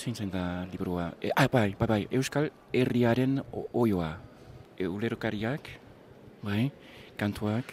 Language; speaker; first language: Basque; non-native, learner; English